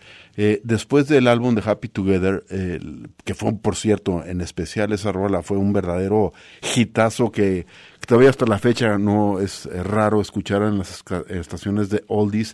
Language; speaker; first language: Spanish; native; Spanish